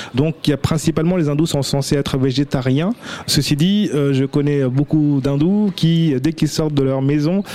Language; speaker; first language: French; early bilingual, other home language; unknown